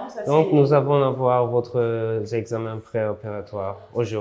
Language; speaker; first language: French; non-native, fluent; Turkish